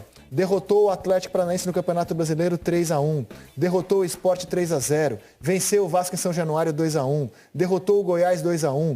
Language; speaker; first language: Portuguese; native; Portuguese